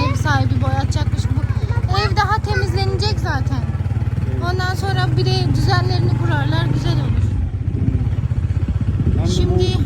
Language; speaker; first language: Turkish; non-native, fluent; Urdu